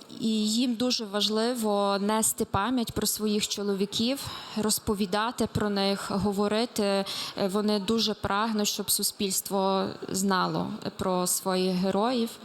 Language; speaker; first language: Ukrainian; native; Ukrainian